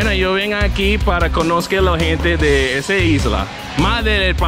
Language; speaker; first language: Spanish; non-native, learner; English